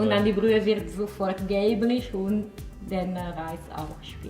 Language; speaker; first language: German; non-native, fluent; Italian